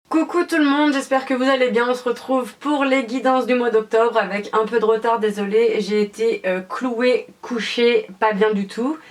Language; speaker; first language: French; native; French